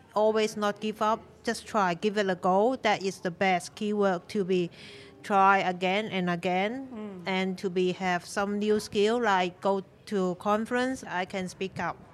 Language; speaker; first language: English; non-native, local second language; Cantonese